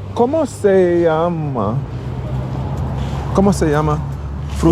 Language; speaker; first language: Spanish; non-native, learner; English